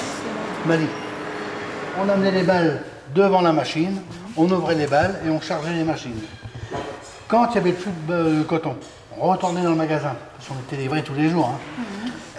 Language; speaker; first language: French; native; French